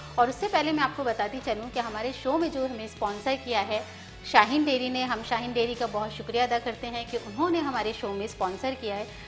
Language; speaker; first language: Urdu; native; Urdu